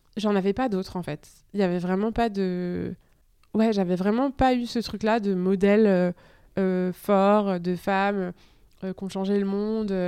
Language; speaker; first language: French; native; French